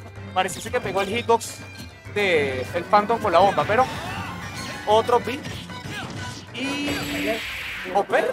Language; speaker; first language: Spanish; native; Spanish